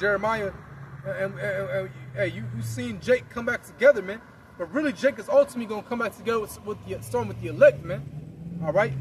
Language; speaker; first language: English; native; English